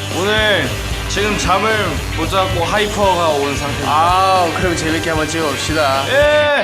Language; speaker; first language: Korean; early bilingual, heritage; Korean